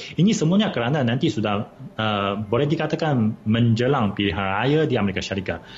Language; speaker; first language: Malay; non-native, fluent; Chinese